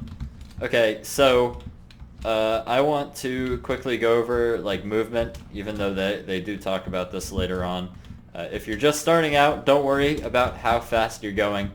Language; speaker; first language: English; native; English